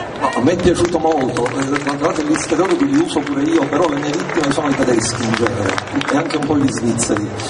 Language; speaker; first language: Italian; native; Italian